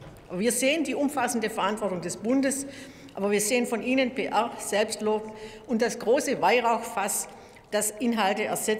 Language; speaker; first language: German; native; German